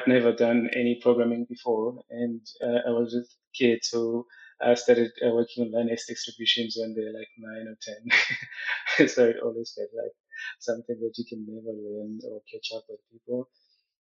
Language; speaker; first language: English; non-native, local second language; Swati